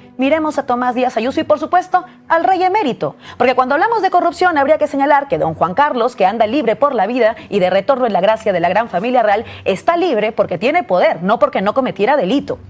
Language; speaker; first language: Spanish; native; Spanish